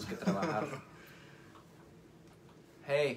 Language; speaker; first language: Spanish; early bilingual, heritage; Spanish